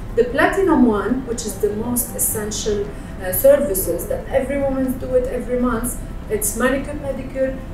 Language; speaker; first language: English; non-native, fluent; Arabic